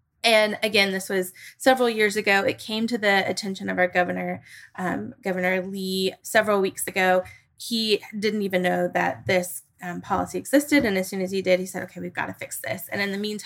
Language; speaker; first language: English; native; English